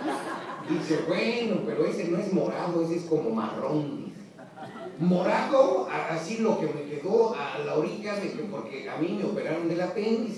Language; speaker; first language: Spanish; native; Spanish